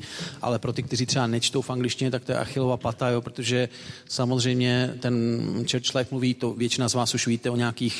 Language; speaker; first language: Czech; native; Czech